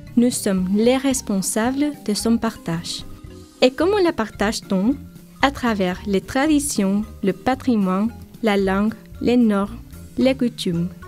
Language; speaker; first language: French; non-native, fluent; Spanish